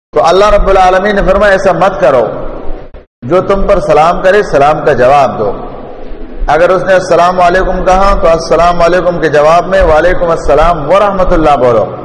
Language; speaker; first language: Urdu; non-native, local second language; Pashto